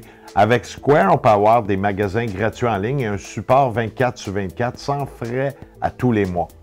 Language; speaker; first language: French; native; French